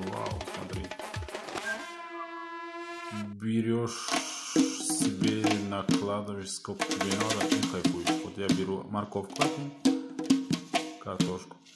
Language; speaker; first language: Russian; non-native, fluent; Tajik